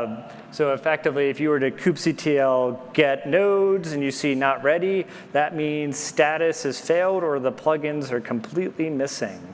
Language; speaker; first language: English; native; English